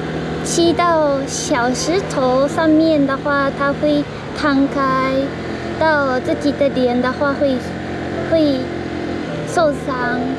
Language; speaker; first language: Chinese; non-native, fluent; Japanese